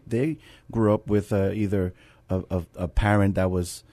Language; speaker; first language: English; native; English